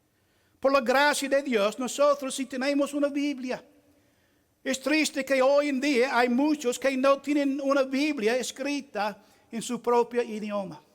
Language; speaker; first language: Spanish; non-native, fluent; English